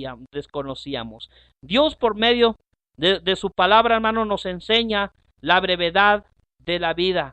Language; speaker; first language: Spanish; native; Spanish